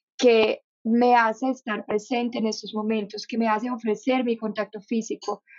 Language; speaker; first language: Spanish; non-native, fluent; German